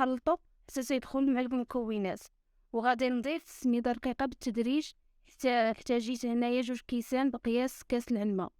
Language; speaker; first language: Arabic; native; Arabic